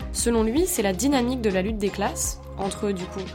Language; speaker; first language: French; native; French